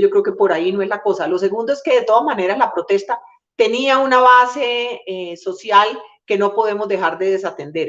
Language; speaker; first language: Spanish; native; Spanish